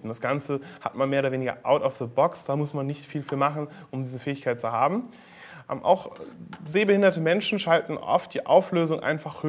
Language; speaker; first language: German; native; German